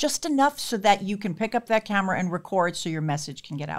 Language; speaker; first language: English; native; English